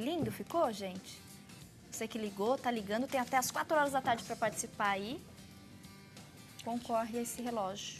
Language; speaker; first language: Portuguese; native; Portuguese